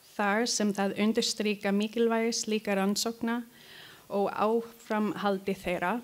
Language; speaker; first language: Icelandic; non-native, learner; English